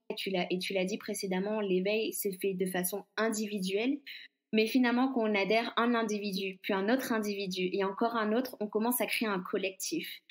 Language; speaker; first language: French; non-native, local second language; Guadeloupean Creole French